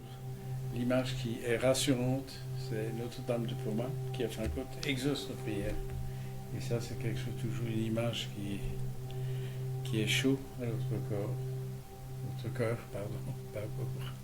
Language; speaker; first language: French; native; French